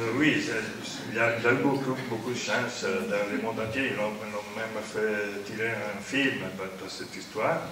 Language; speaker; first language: French; non-native, fluent; Italian